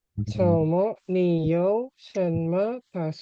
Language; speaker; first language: Chinese; non-native, learner; Indonesian